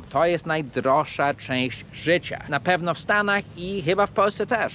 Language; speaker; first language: Polish; non-native, fluent; English